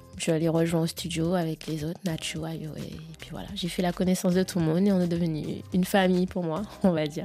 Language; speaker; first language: French; native; French